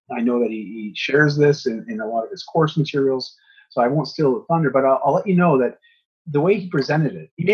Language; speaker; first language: English; native; English